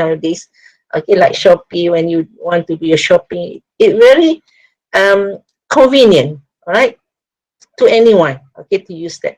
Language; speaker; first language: English; non-native, local second language; Malay